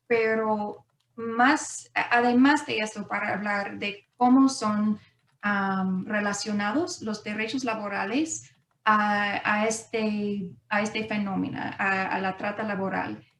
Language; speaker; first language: Spanish; non-native, fluent; English